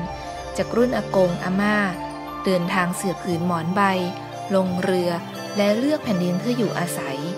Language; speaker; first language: Thai; native; Thai